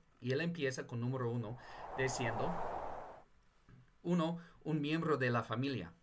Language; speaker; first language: Spanish; non-native, fluent; English